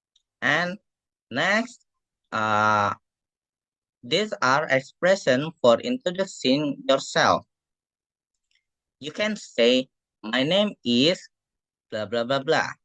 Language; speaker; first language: English; non-native, fluent; Indonesian